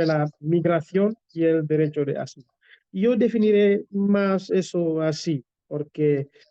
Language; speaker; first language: Spanish; non-native, fluent; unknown